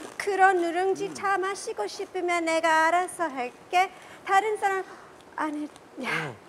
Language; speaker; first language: Korean; non-native, fluent; English